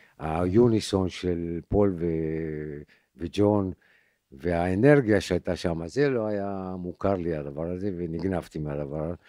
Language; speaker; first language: Hebrew; non-native, fluent; Spanish